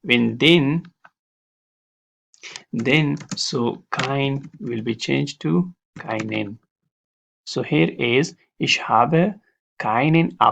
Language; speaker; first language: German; non-native, learner; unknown